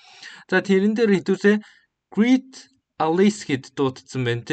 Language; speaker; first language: Mongolian; native; Mongolian